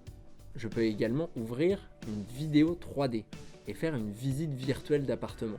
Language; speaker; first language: French; native; French